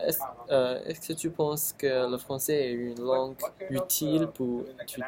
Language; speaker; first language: French; non-native, learner; Chinese